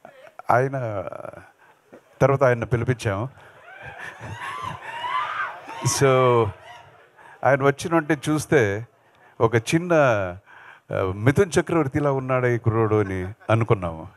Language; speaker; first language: Telugu; non-native, local second language; Kannada